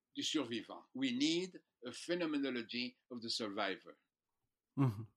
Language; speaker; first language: English; non-native, fluent; French